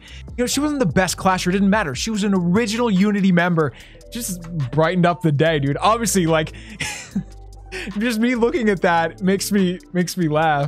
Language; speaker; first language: English; native; English